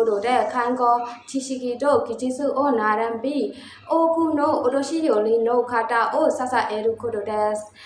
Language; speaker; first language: Japanese; non-native, learner; Burmese